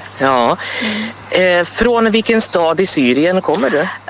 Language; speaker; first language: Swedish; native; Swedish